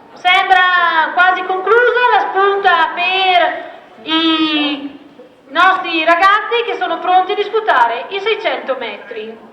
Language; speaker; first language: Italian; native; Italian